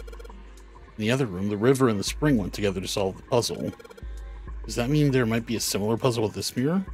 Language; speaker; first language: English; native; English